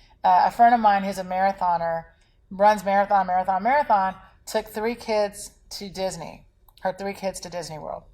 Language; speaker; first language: English; native; English